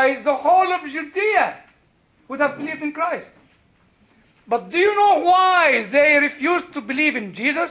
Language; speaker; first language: English; non-native, fluent; Arabic